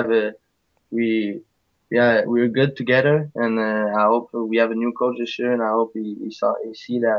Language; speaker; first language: English; non-native, fluent; French